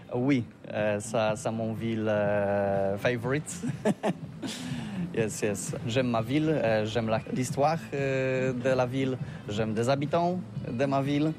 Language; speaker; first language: French; non-native, learner; Polish